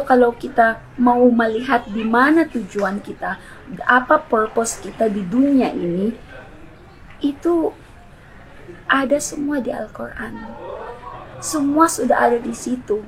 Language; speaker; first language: Indonesian; non-native, fluent; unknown